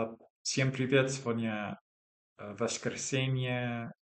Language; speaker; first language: Russian; non-native, learner; English